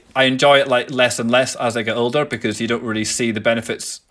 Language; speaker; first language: English; native; English